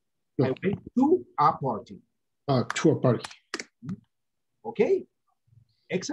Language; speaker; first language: English; non-native, fluent; Spanish